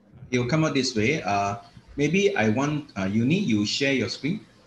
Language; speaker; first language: English; non-native, local second language; Malay